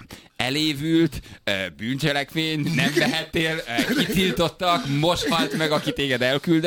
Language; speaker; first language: Hungarian; native; Hungarian